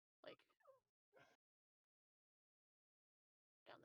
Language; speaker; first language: English; native; English